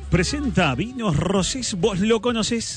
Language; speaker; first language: Spanish; native; Spanish